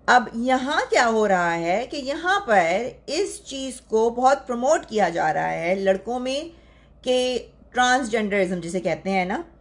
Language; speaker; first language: Urdu; native; Urdu